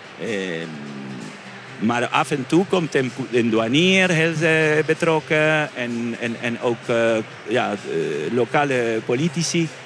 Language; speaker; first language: Dutch; non-native, fluent; Spanish